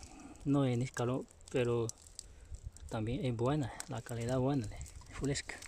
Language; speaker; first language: Spanish; non-native, learner; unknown